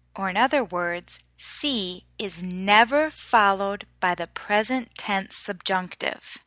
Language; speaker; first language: English; native; English